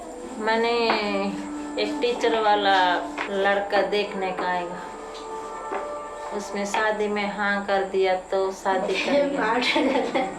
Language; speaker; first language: Hindi; non-native, local second language; Odia